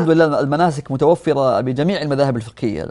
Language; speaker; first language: Arabic; native; Arabic